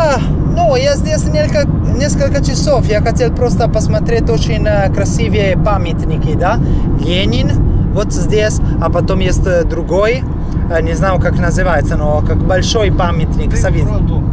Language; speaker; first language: Russian; non-native, learner; English